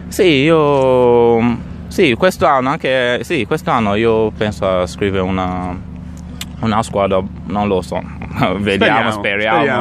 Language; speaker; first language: Italian; non-native, learner; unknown